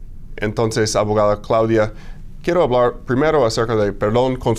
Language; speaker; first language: Spanish; non-native, fluent; English